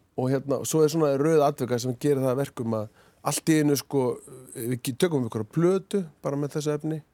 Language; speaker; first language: Icelandic; native; Icelandic